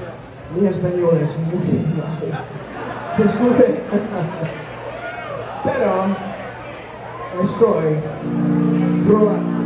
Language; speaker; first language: Spanish; non-native, learner; English